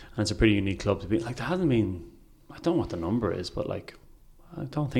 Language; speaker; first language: English; native; English